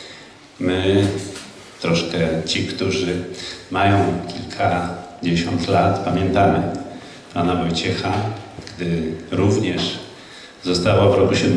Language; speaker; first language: Polish; native; Polish